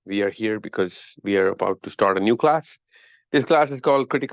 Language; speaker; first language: English; non-native, local second language; Urdu